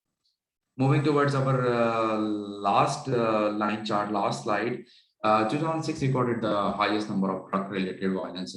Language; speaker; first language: English; non-native, local second language; Urdu